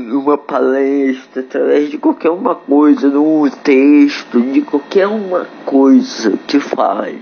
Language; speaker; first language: Portuguese; native; Portuguese